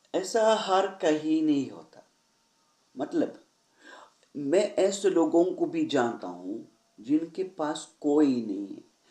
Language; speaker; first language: Hindi; non-native, fluent; Russian